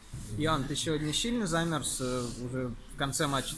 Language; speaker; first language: Russian; native; Russian